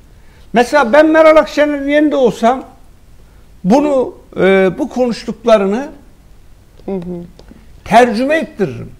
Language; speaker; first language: Turkish; native; Turkish